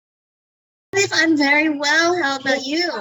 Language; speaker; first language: English; non-native, fluent; Indonesian